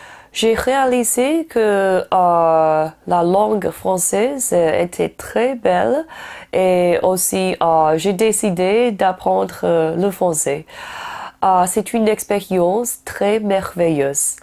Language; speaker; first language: French; non-native, learner; Chinese